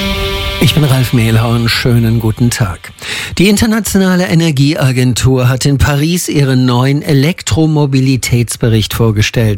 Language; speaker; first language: German; native; German